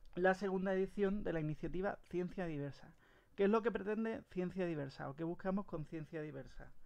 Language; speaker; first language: Spanish; native; Spanish